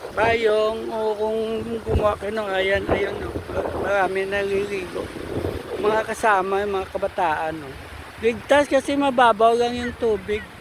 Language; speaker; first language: Filipino; non-native, local second language; Hiligaynon